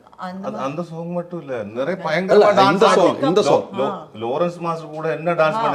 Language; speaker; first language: Tamil; non-native, learner; Malayalam